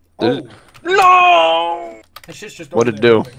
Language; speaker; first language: English; native; English